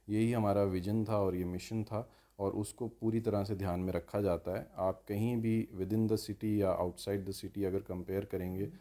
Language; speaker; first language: Hindi; native; Hindi